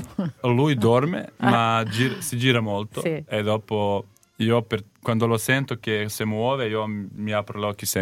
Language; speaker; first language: Italian; non-native, learner; Serbian